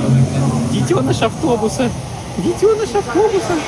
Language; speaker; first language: Russian; native; Russian